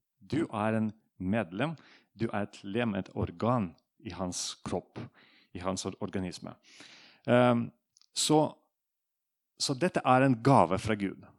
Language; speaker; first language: Norwegian; non-native, fluent; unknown